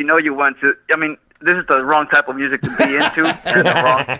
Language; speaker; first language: English; non-native, fluent; Greek